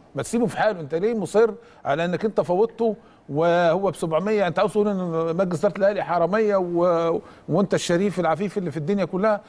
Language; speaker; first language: Egyptian Arabic; native; Egyptian Arabic